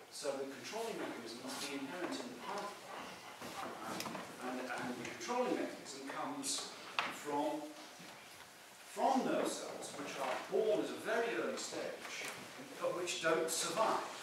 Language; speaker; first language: English; native; English